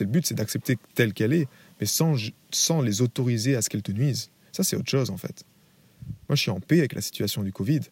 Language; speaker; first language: French; native; French